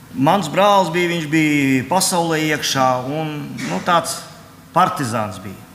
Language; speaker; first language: Latvian; non-native, local second language; Russian